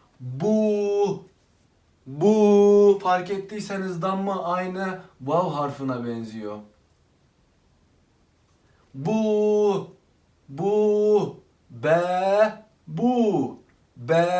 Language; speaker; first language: Turkish; non-native, fluent; Arabic